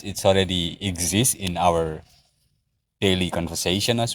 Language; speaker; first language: English; non-native, learner; Indonesian